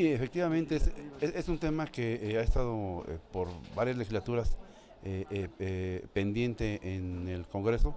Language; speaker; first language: Spanish; native; Spanish